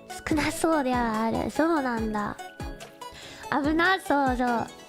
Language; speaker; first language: Japanese; non-native, learner; English